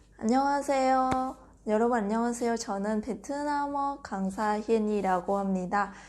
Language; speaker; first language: Korean; non-native, fluent; Vietnamese